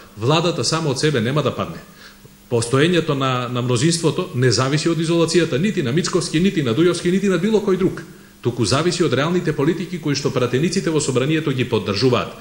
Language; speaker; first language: Macedonian; native; Macedonian